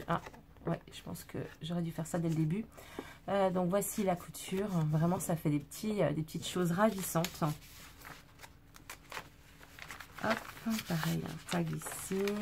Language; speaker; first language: French; native; French